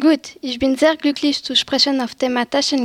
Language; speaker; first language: German; non-native, learner; French